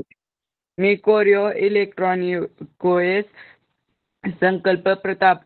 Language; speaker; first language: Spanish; non-native, learner; Marathi